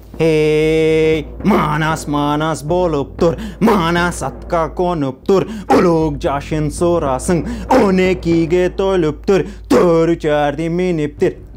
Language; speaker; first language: Kyrgyz; non-native, learner; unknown